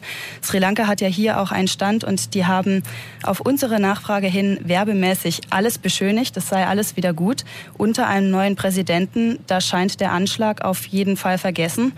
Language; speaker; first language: German; native; German